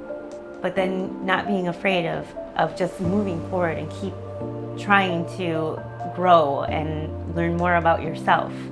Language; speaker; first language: English; early bilingual, other home language; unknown